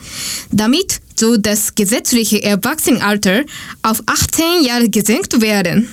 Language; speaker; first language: German; non-native, learner; Japanese